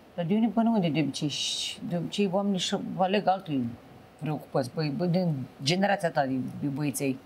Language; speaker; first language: Romanian; native; Romanian